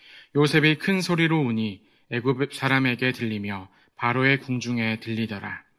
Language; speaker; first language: Korean; native; Korean